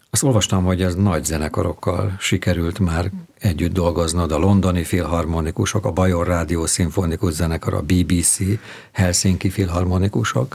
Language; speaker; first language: Hungarian; native; Hungarian